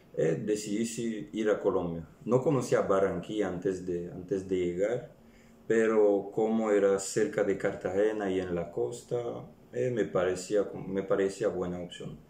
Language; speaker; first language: Spanish; non-native, fluent; French